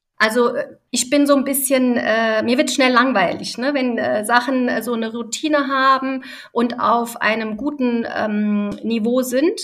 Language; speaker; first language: German; early bilingual, other home language; Italian